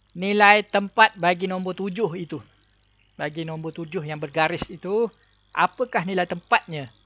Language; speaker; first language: Malay; native; Malay